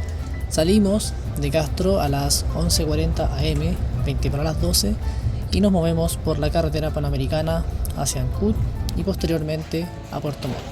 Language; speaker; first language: Spanish; native; Spanish